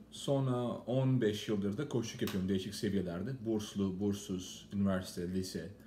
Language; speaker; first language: Turkish; native; Turkish